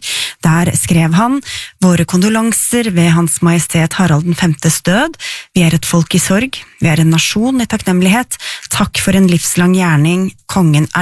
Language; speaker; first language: Norwegian; native; Norwegian